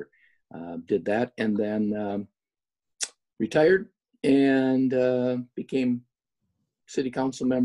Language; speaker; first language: English; native; English